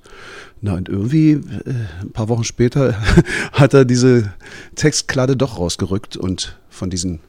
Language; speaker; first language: German; native; German